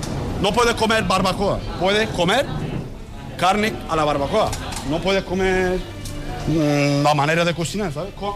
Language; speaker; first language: Spanish; non-native, learner; Turkish